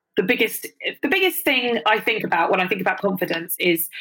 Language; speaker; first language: English; native; English